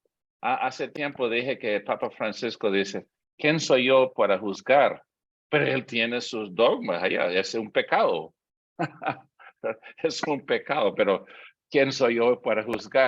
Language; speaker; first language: Spanish; non-native, fluent; English